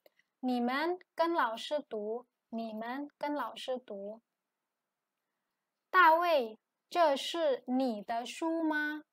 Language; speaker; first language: Chinese; non-native, fluent; Indonesian